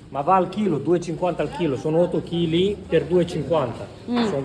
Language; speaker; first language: Italian; native; Italian